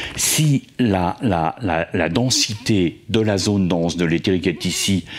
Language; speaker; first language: French; native; French